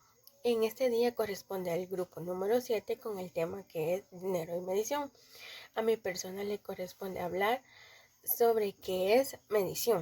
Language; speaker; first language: Spanish; native; Spanish